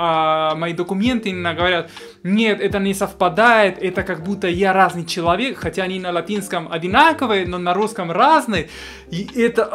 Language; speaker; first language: Russian; non-native, fluent; Spanish